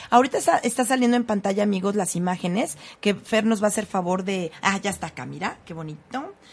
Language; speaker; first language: Spanish; native; Spanish